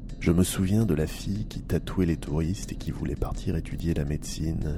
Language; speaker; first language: French; native; French